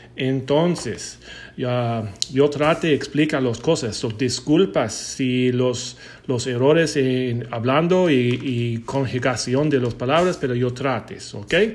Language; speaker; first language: Spanish; non-native, learner; English